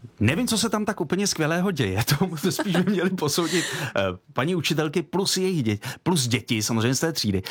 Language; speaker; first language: Czech; native; Czech